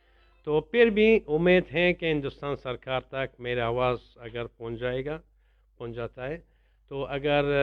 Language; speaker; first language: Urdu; non-native, learner; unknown